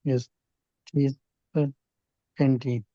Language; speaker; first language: English; non-native, learner; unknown